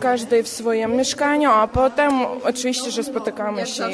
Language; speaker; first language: Polish; early bilingual, heritage; Russian